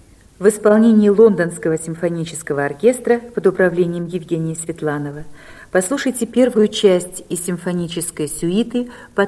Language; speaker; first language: Russian; native; Russian